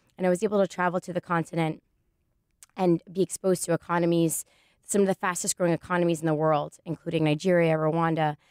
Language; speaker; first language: English; native; English